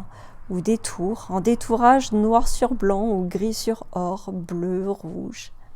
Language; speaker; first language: French; native; French